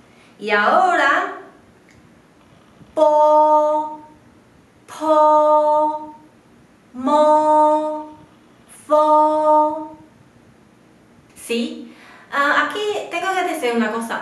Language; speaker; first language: Spanish; non-native, fluent; Chinese